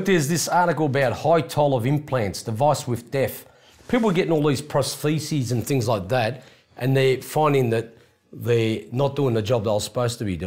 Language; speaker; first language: English; native; English